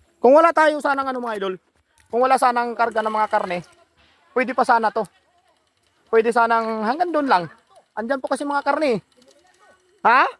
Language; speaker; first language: Filipino; native; Filipino